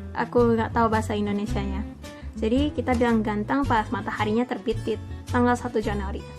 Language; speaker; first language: Indonesian; early bilingual, heritage; Indonesian